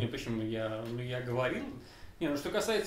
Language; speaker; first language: Russian; native; Russian